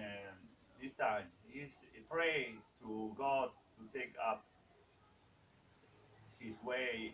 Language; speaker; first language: English; non-native, learner; Spanish